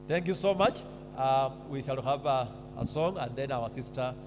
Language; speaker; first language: English; non-native, local second language; Swahili